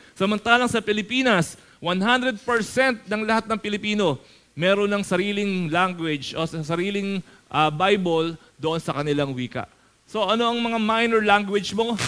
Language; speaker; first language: Filipino; native; Filipino